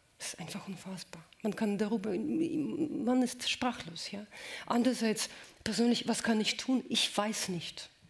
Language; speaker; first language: German; non-native, fluent; Russian